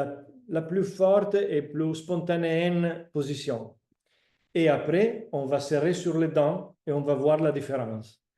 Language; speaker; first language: French; non-native, fluent; Italian